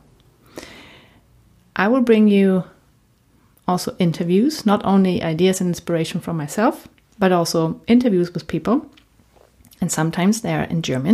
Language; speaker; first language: English; non-native, fluent; German